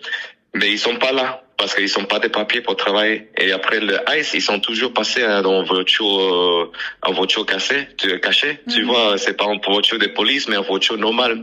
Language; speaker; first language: French; non-native, learner; English